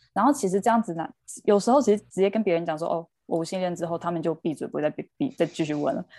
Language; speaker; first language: Chinese; early bilingual, heritage; Chinese